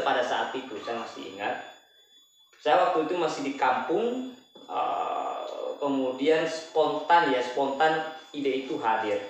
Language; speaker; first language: Indonesian; native; Indonesian